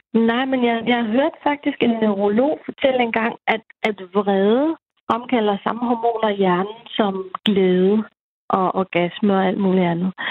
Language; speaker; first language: Danish; native; Danish